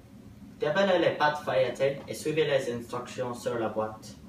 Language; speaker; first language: French; non-native, learner; English